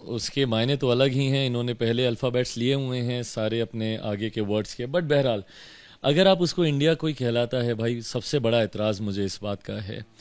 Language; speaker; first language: Hindi; native; Hindi